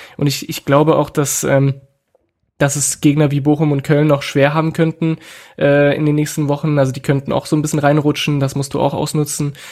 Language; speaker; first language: German; non-native, fluent; French